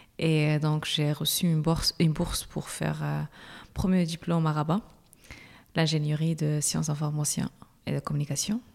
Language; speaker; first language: French; non-native, local second language; Arabic